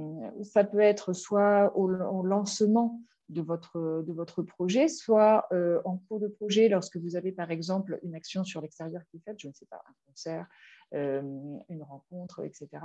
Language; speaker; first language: French; native; French